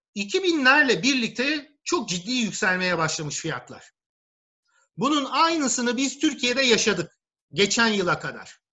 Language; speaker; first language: Turkish; native; Turkish